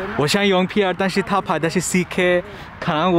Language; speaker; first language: Chinese; non-native, learner; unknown